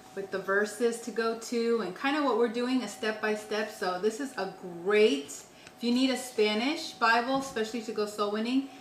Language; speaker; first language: English; native; English